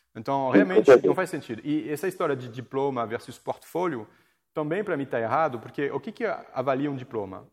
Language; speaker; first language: Portuguese; non-native, fluent; French